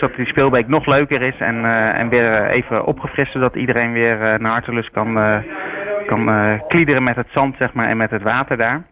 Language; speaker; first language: Dutch; native; Dutch